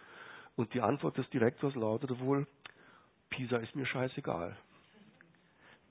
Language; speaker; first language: German; native; German